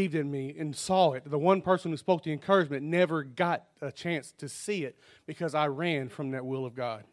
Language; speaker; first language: English; native; English